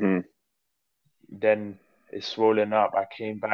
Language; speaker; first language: English; native; English